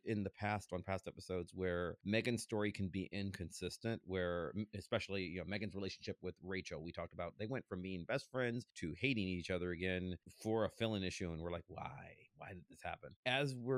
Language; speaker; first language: English; native; English